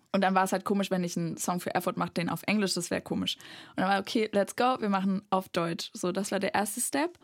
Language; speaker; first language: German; native; German